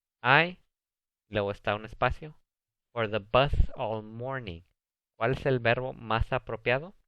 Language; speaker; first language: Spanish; early bilingual, heritage; Spanish